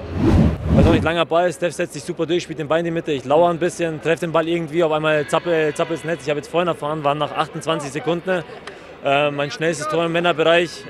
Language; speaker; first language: German; native; German